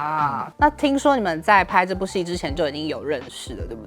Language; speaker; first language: Chinese; native; Chinese